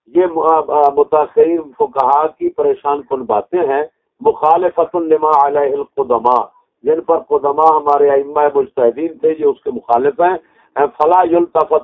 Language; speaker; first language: Urdu; non-native, local second language; Punjabi